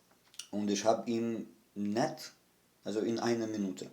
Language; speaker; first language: German; non-native, fluent; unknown